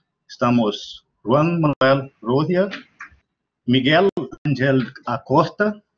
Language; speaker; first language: Spanish; non-native, learner; Portuguese